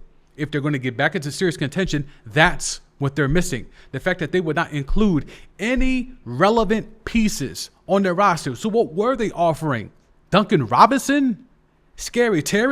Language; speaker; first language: English; native; English